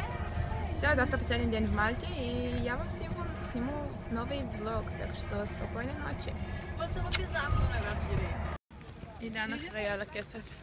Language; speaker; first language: Russian; early bilingual, heritage; Russian